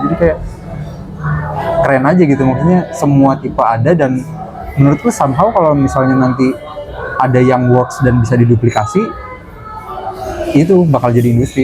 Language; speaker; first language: Indonesian; native; Indonesian